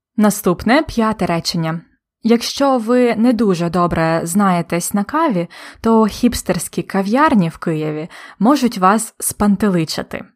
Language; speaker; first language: Ukrainian; native; Ukrainian